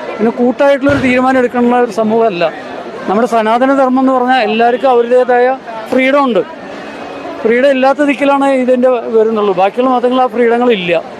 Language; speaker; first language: Malayalam; native; Malayalam